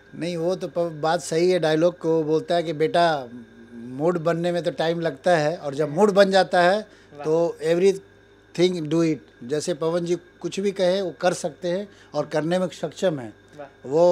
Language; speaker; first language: Hindi; native; Hindi